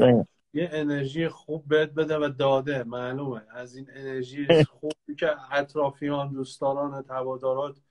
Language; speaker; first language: Persian; native; Persian